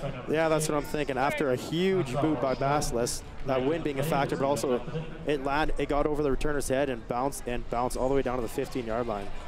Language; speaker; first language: English; early bilingual, other home language; French